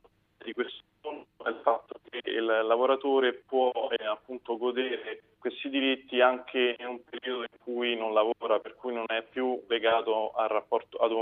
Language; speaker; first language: Italian; native; Italian